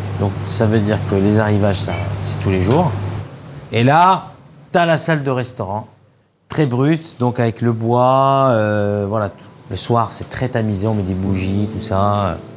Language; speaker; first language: French; non-native, local second language; Arabic